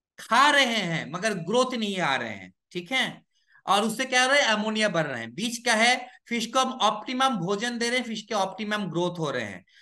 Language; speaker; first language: Hindi; non-native, local second language; Bangla